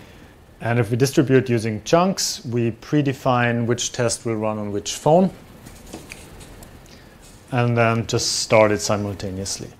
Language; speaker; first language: English; non-native, fluent; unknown